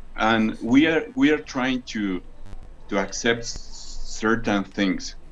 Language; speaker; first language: English; non-native, learner; Spanish